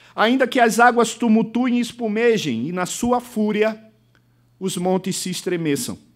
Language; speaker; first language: Portuguese; native; Portuguese